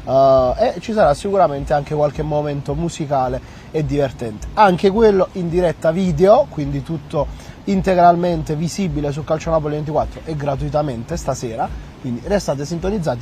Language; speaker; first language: Italian; native; Italian